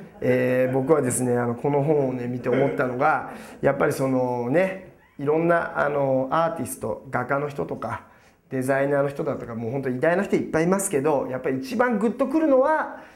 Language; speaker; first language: Japanese; native; Japanese